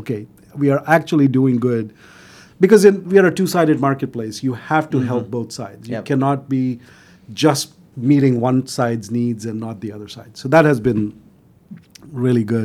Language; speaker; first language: English; non-native, local second language; Hindi